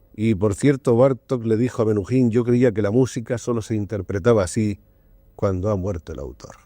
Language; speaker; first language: Spanish; native; Spanish